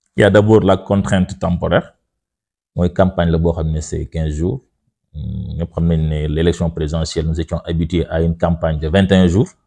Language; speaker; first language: French; non-native, local second language; Wolof